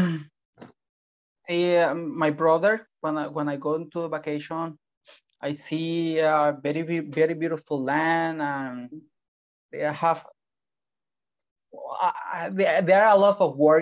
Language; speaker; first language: English; non-native, fluent; Spanish